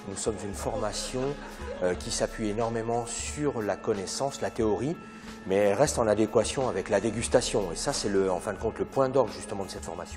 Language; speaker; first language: French; native; French